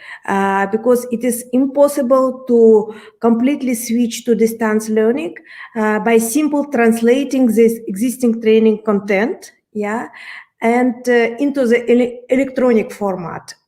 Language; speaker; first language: English; non-native, learner; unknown